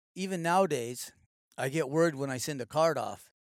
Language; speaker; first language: English; native; English